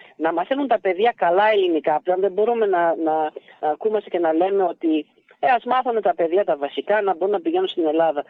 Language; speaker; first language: Greek; early bilingual, heritage; Greek